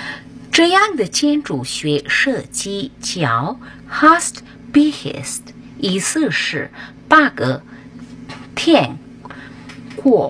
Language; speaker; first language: Chinese; non-native, fluent; Hindi